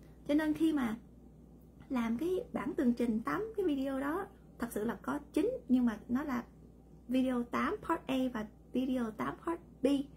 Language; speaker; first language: Vietnamese; early bilingual, heritage; Vietnamese